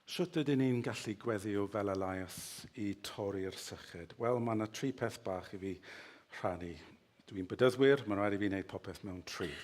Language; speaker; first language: Welsh; native; Welsh